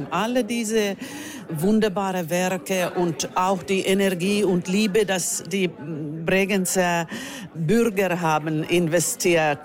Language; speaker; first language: German; non-native, fluent; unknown